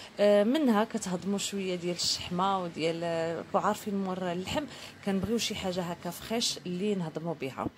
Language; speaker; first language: Arabic; native; Arabic